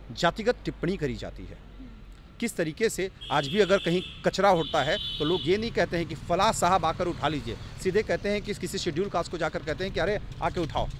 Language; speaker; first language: Hindi; native; Hindi